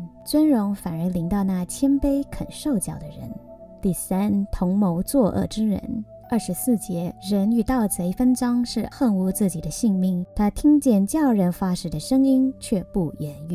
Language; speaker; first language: Chinese; native; Chinese